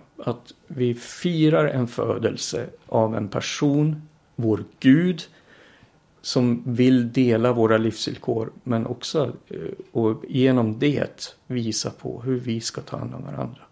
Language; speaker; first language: Swedish; native; Swedish